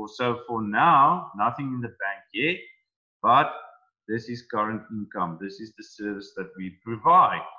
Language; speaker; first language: English; non-native, local second language; Afrikaans